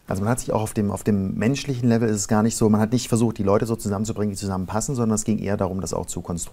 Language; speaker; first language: German; native; German